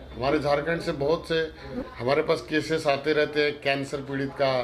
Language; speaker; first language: Hindi; native; Hindi